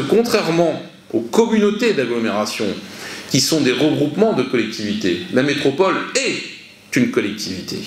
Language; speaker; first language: French; native; French